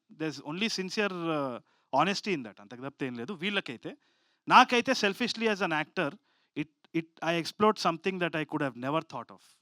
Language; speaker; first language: Telugu; native; Telugu